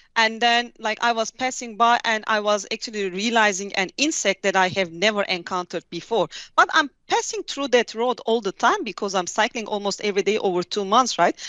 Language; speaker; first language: English; non-native, fluent; Turkish